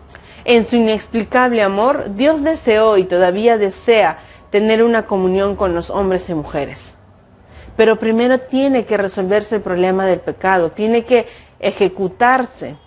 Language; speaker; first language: Spanish; native; Spanish